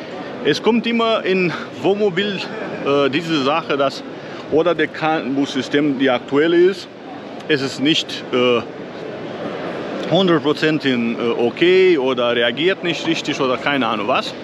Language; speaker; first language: German; non-native, fluent; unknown